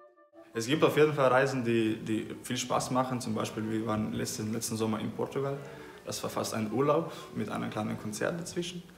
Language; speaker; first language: German; non-native, fluent; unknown